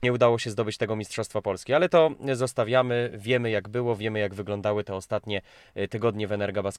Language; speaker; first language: Polish; native; Polish